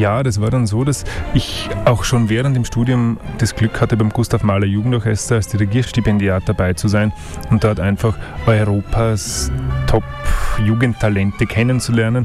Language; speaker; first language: German; native; German